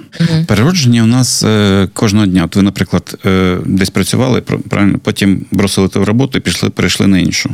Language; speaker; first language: Ukrainian; non-native, local second language; Russian